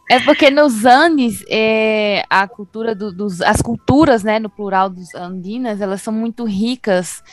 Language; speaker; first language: Portuguese; native; Portuguese